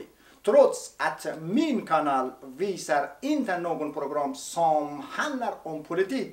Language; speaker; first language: Swedish; non-native, learner; Persian